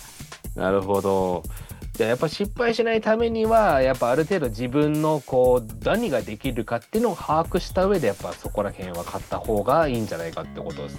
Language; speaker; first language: Japanese; native; Japanese